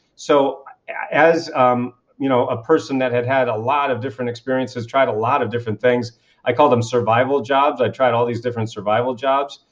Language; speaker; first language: English; native; English